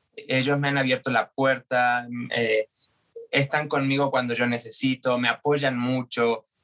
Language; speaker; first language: Spanish; native; Spanish